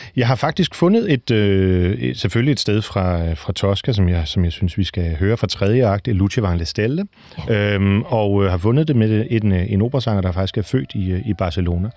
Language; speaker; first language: Danish; native; Danish